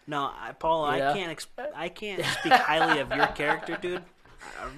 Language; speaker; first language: English; native; English